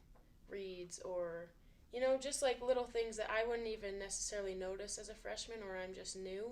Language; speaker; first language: English; native; English